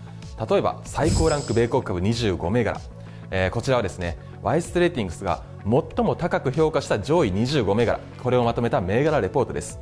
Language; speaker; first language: Japanese; native; Japanese